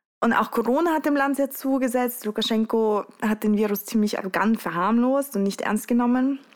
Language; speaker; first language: German; early bilingual, other home language; Russian